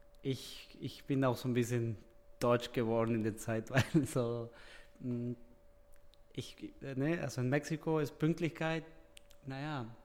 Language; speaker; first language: German; non-native, fluent; Spanish